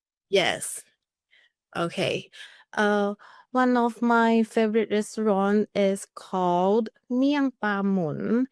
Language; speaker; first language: English; non-native, learner; Thai